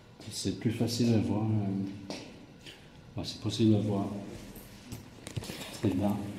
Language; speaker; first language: French; non-native, fluent; English